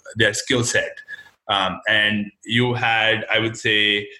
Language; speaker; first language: English; non-native, local second language; Hindi